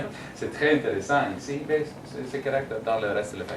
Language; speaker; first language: French; non-native, learner; English